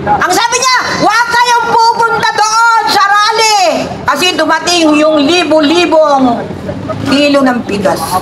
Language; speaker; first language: Filipino; native; Filipino